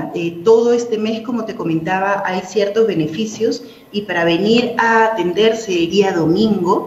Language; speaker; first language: Spanish; native; Spanish